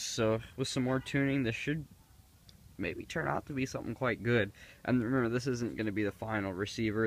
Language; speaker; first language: English; native; English